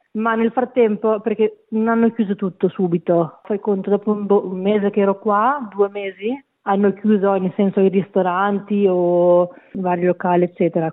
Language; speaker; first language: Italian; native; Italian